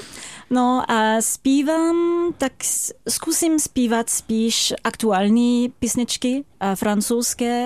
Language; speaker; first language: Czech; non-native, fluent; French